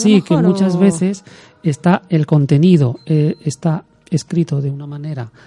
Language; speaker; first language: Spanish; native; Spanish